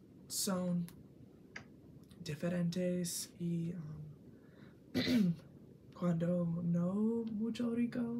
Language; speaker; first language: Spanish; non-native, learner; English